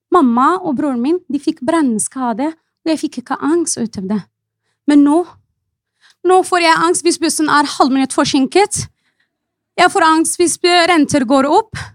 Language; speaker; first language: Norwegian; non-native, fluent; Arabic